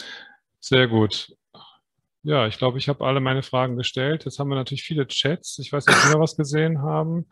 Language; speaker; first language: German; native; German